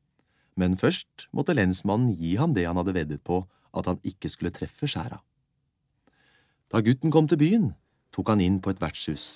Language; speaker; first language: Norwegian; native; Norwegian